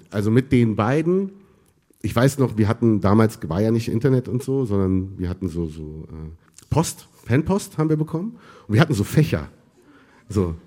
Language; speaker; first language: German; early bilingual, other home language; Arabic